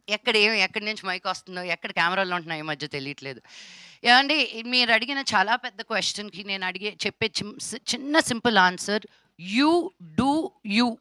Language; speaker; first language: Telugu; native; Telugu